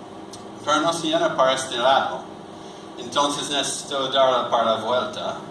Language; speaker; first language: Spanish; non-native, learner; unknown